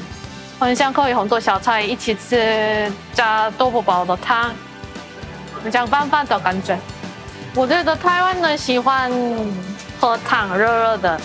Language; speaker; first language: Chinese; non-native, learner; Korean